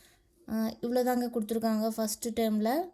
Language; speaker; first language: Tamil; native; Tamil